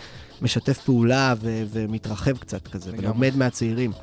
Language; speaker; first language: Hebrew; native; Hebrew